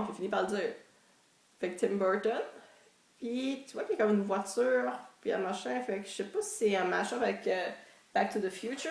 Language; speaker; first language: French; native; French